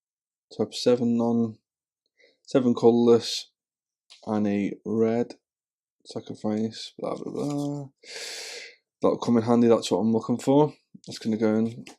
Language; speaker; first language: English; native; English